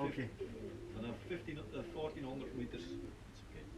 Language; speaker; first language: English; non-native, learner; Dutch